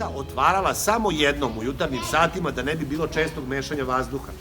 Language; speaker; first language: Bosnian; native; Bosnian